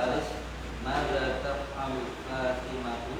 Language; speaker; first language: Arabic; non-native, learner; Indonesian